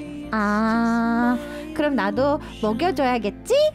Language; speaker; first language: Korean; early bilingual, other home language; English